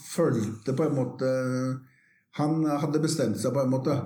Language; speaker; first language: Norwegian; non-native, fluent; Swedish